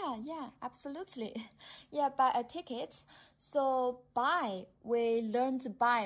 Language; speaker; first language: English; non-native, fluent; Chinese